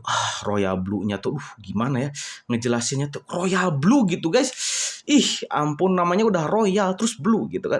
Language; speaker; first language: Indonesian; native; Indonesian